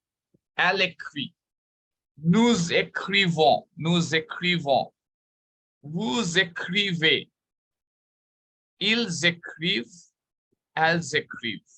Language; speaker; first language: French; non-native, fluent; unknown